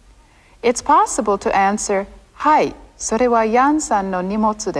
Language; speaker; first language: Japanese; non-native, fluent; English